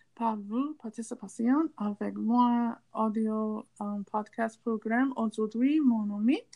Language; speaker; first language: French; non-native, learner; English